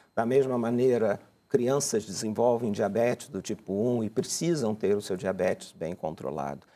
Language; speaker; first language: Portuguese; native; Portuguese